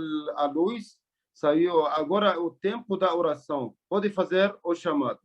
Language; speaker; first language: Portuguese; non-native, learner; Arabic